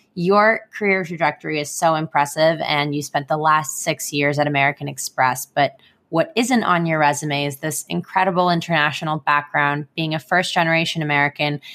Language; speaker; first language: English; non-native, fluent; Hebrew